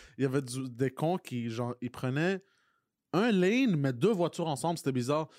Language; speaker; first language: French; native; French